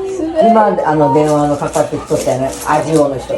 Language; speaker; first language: Japanese; native; Japanese